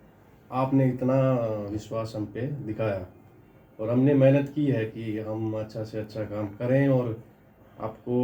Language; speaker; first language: Hindi; native; Hindi